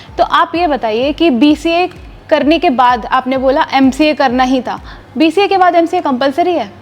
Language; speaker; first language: Hindi; native; Hindi